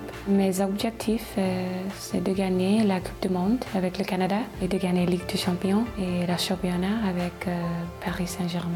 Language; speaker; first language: French; non-native, learner; English